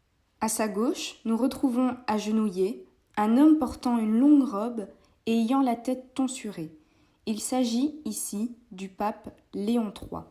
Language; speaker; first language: French; native; French